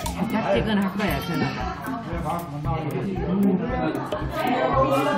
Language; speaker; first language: Korean; native; Korean